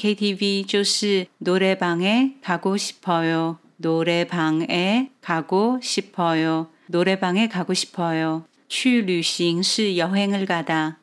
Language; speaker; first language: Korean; non-native, fluent; Chinese